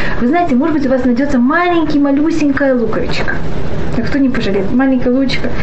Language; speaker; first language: Russian; early bilingual, heritage; Russian